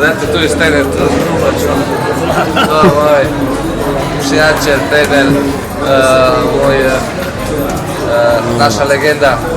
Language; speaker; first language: Polish; non-native, learner; Portuguese